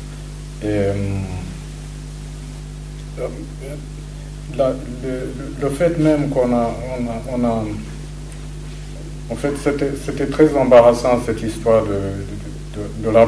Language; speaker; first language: French; non-native, local second language; Kinyarwanda